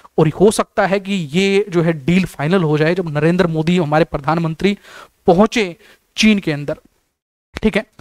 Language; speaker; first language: Hindi; native; Hindi